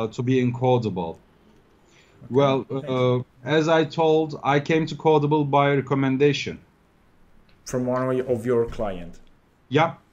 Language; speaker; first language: English; non-native, fluent; Turkish